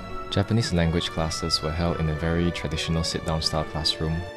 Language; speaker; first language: English; non-native, local second language; Chinese